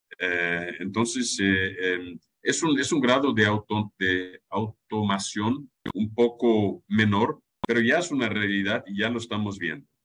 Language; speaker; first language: Spanish; non-native, fluent; German